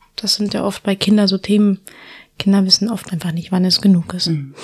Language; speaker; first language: German; early bilingual, heritage; Spanish